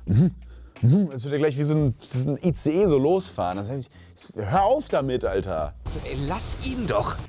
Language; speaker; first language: German; native; German